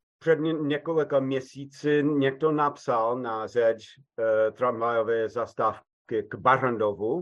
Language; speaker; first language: Czech; non-native, fluent; English